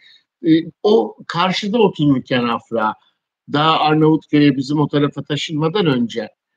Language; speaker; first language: Turkish; native; Turkish